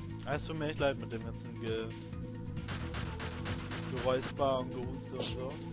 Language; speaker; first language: German; native; German